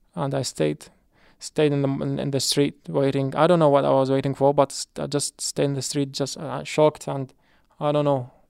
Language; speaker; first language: English; non-native, fluent; Arabic